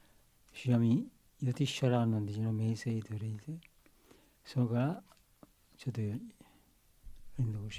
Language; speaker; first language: Japanese; non-native, learner; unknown